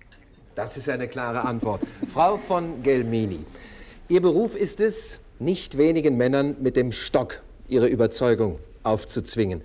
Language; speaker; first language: German; native; German